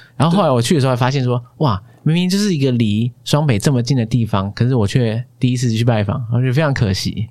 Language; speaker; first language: Chinese; native; Chinese